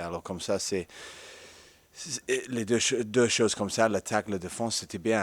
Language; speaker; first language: French; non-native, fluent; English